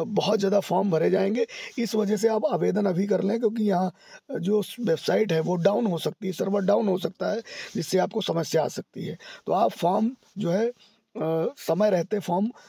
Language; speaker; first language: Hindi; native; Hindi